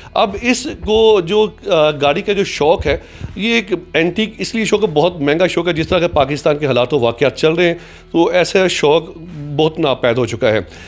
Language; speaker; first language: Urdu; non-native, local second language; Punjabi